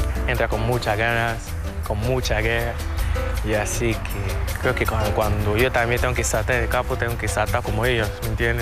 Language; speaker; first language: Spanish; non-native, fluent; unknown